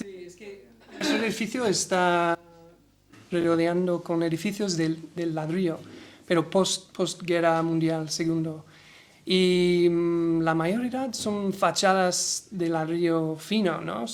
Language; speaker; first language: Spanish; non-native, learner; English